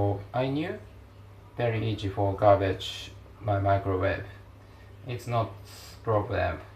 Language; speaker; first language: English; non-native, learner; Japanese